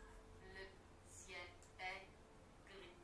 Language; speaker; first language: French; non-native, learner; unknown